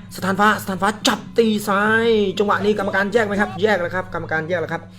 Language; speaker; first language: Thai; non-native, fluent; Khmer